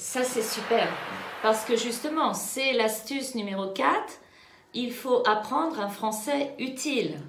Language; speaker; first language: French; native; French